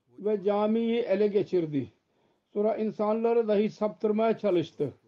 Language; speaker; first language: Turkish; non-native, fluent; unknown